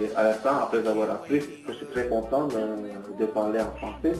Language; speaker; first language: French; non-native, fluent; Turkish